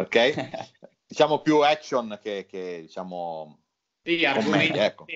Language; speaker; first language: Italian; native; Italian